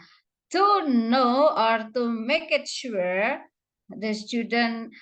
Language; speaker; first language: English; non-native, fluent; Indonesian